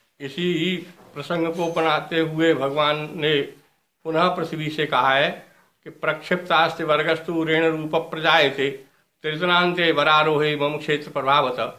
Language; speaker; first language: Hindi; native; Hindi